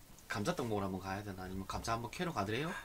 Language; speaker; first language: Korean; native; Korean